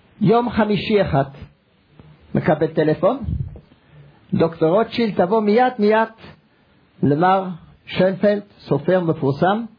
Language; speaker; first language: Hebrew; non-native, fluent; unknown